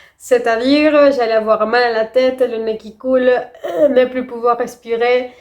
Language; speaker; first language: French; non-native, fluent; Spanish